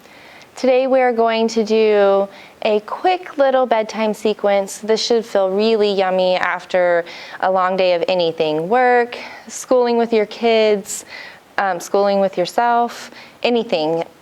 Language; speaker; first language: English; native; English